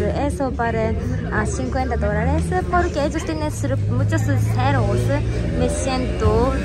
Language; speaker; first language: Spanish; non-native, learner; Japanese